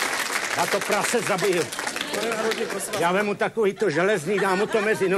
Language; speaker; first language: Czech; native; Czech